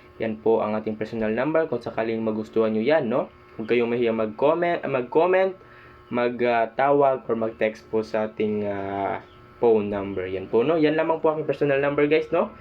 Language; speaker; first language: Filipino; non-native, local second language; Cebuano